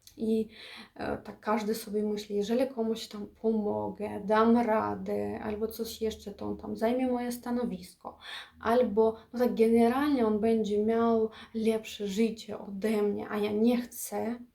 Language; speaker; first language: Polish; non-native, fluent; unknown